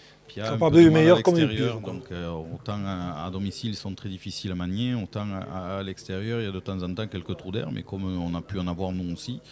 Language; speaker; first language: French; native; French